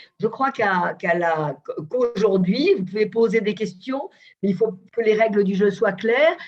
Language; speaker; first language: French; native; French